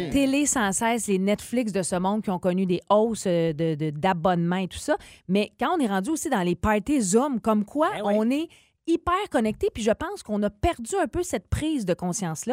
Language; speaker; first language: French; native; French